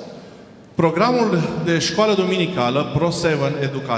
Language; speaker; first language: Romanian; non-native, fluent; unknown